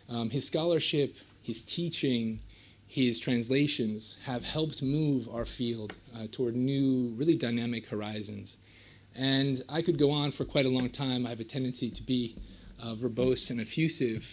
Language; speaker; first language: English; native; English